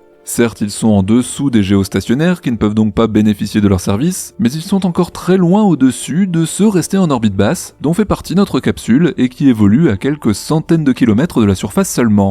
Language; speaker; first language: French; native; French